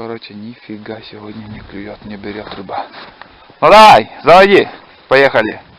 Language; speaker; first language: Russian; native; Russian